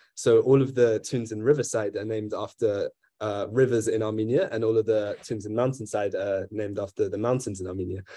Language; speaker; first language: English; native; English